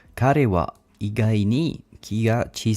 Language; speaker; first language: Japanese; non-native, learner; English